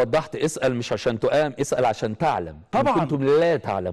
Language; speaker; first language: Arabic; native; Arabic